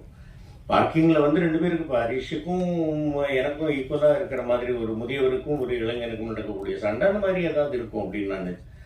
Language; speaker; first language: Tamil; native; Tamil